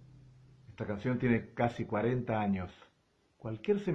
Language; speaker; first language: Spanish; native; Spanish